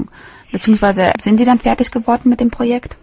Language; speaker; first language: German; native; German